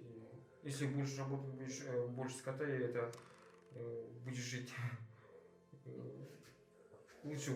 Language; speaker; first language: Russian; non-native, local second language; Kazakh